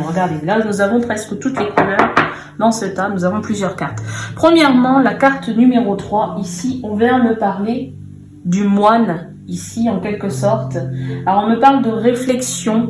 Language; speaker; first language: French; native; French